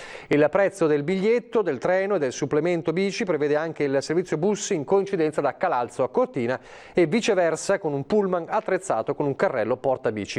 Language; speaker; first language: Italian; native; Italian